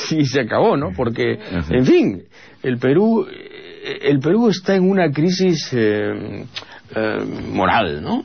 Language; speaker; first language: Spanish; native; Spanish